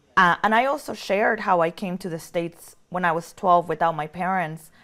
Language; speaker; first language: English; early bilingual, other home language; Spanish